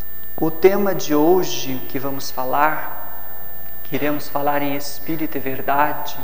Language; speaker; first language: Portuguese; native; Portuguese